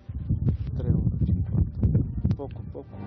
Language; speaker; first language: Italian; non-native, learner; Bulgarian